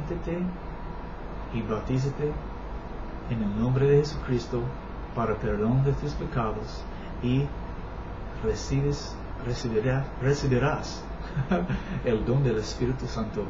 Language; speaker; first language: Spanish; non-native, learner; English